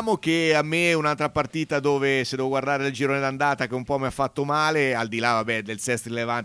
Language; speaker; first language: Italian; native; Italian